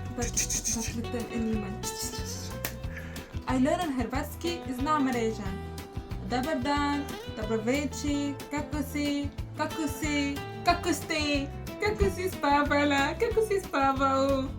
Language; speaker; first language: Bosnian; non-native, learner; Arabic